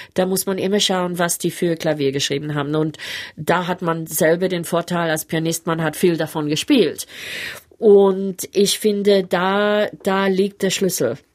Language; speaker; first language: German; non-native, fluent; English